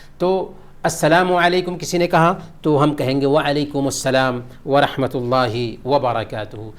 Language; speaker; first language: Urdu; native; Urdu